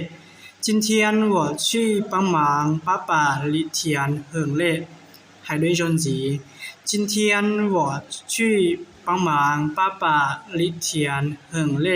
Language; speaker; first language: Chinese; non-native, learner; Hmong